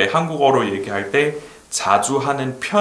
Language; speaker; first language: Korean; non-native, fluent; English